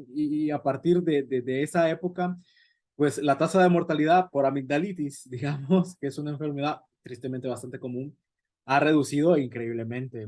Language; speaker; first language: Spanish; native; Spanish